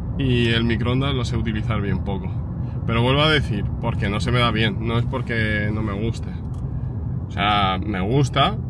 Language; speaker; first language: Spanish; early bilingual, other home language; Ukrainian